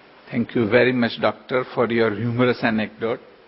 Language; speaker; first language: English; non-native, local second language; Hindi